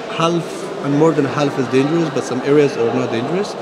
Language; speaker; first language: English; non-native, fluent; Persian